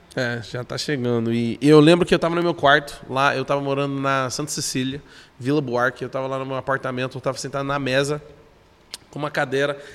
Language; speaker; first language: Portuguese; non-native, fluent; English